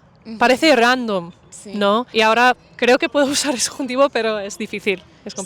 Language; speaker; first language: Spanish; non-native, fluent; English